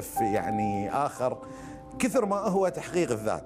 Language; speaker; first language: Arabic; native; Arabic